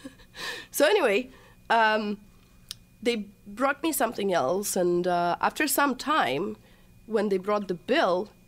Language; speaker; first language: English; non-native, fluent; Russian